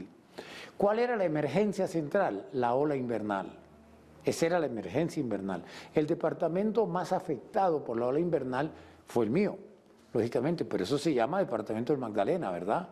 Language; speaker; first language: Spanish; native; Spanish